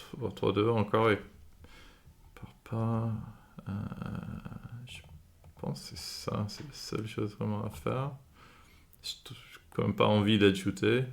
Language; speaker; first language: French; non-native, fluent; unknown